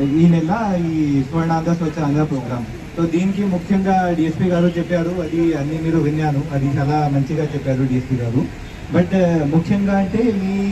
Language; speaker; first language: Telugu; non-native, fluent; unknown